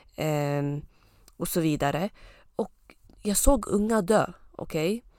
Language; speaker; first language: Swedish; early bilingual, other home language; Arabic